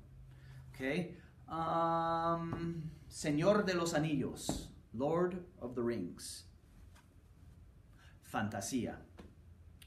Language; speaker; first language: Spanish; non-native, fluent; English